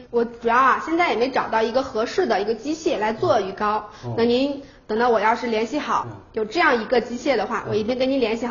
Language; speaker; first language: Chinese; native; Chinese